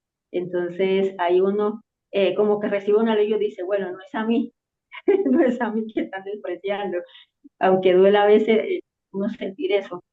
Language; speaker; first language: Spanish; native; Spanish